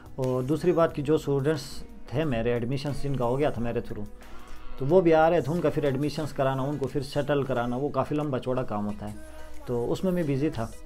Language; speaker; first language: Urdu; non-native, local second language; Shina